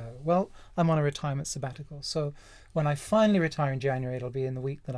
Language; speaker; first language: English; native; English